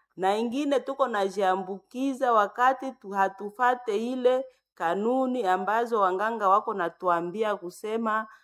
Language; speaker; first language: Swahili; native; Swahili